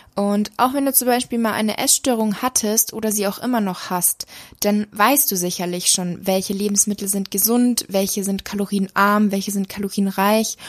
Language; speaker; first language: German; native; German